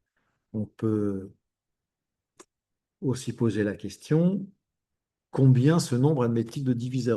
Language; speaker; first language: French; native; French